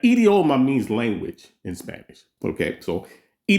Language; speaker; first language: English; native; English